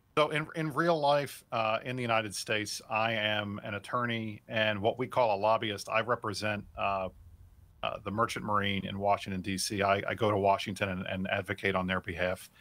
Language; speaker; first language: English; native; English